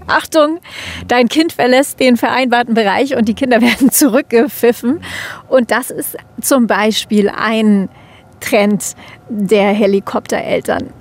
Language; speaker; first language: German; native; German